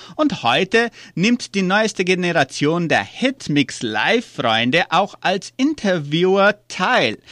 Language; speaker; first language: German; early bilingual, heritage; German